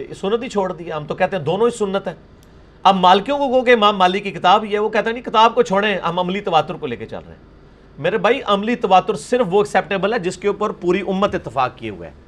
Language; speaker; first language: Urdu; non-native, local second language; Punjabi